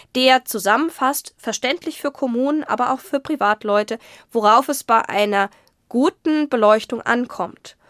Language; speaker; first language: German; native; German